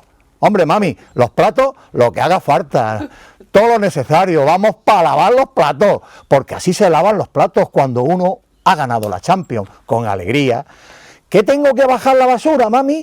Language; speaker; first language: Spanish; native; Spanish